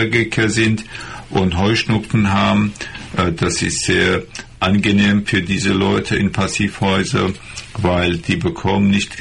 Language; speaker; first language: German; non-native, fluent; Persian